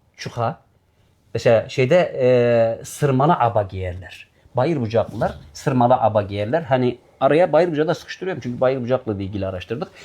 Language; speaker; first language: Turkish; native; Turkish